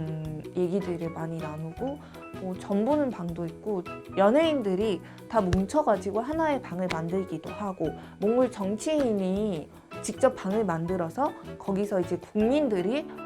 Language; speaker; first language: Korean; non-native, fluent; Mongolian